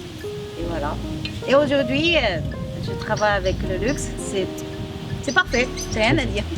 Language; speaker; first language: French; non-native, fluent; Japanese